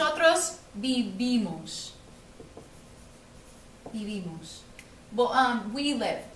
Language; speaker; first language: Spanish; non-native, fluent; English